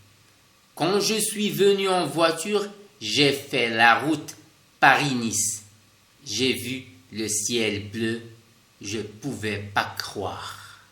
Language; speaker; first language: French; non-native, fluent; Spanish